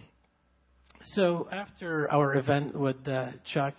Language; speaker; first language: English; non-native, fluent; Arabic